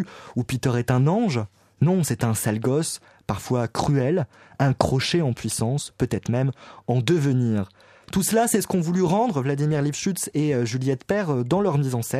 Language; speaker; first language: French; native; French